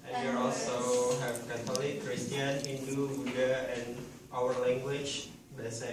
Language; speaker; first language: English; non-native, learner; Indonesian